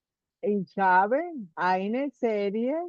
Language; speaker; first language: German; non-native, fluent; Spanish